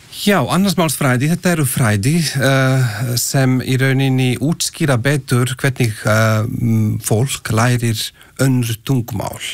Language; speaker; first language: Icelandic; non-native, fluent; Slovak